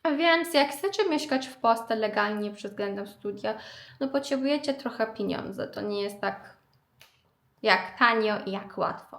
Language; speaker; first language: Polish; non-native, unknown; Persian